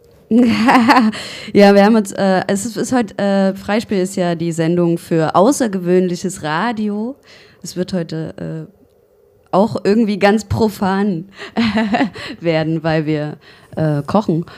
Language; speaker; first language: German; native; German